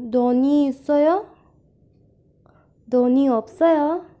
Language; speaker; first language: Korean; non-native, learner; Hindi